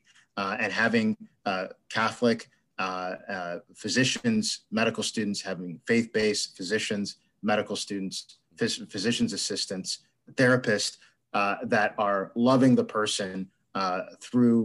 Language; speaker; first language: English; native; English